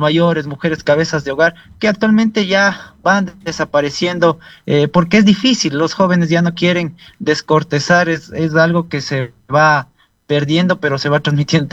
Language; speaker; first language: Spanish; native; Spanish